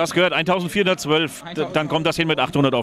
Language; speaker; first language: German; native; German